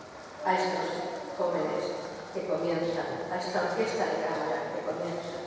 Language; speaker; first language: Spanish; native; Spanish